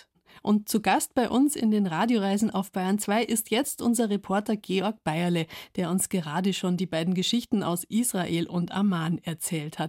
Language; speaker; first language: German; native; German